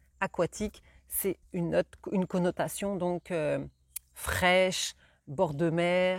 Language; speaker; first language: French; native; French